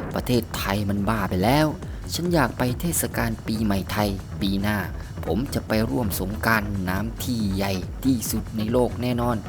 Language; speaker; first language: Thai; native; Thai